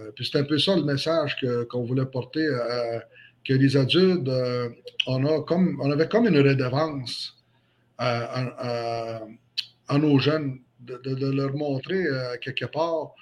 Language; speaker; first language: French; native; French